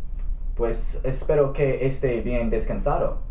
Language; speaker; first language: Spanish; non-native, fluent; English